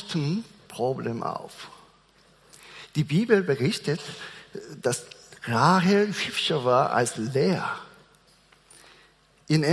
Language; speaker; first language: German; non-native, fluent; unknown